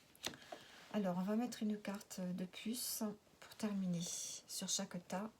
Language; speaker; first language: French; native; French